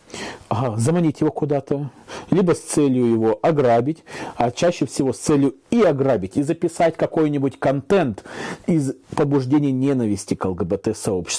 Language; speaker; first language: Russian; native; Russian